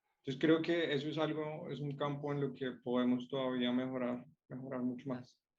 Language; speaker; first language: Spanish; native; Spanish